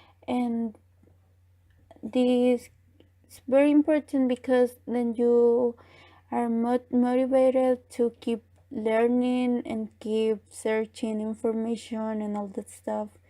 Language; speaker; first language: English; non-native, fluent; Spanish